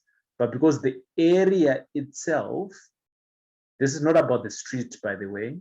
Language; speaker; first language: English; non-native, local second language; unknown